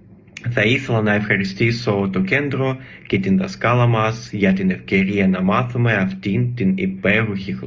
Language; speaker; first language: Greek; non-native, learner; Russian